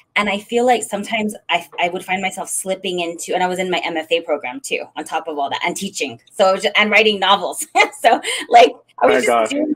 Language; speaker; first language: English; native; English